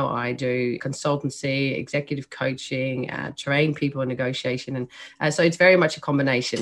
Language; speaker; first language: English; non-native, fluent; Dutch